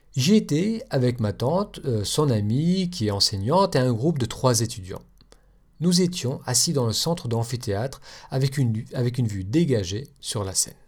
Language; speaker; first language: French; native; French